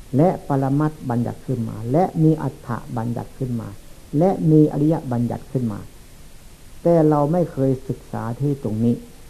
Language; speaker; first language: Thai; non-native, local second language; Lao